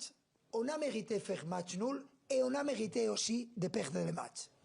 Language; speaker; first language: French; non-native, fluent; Spanish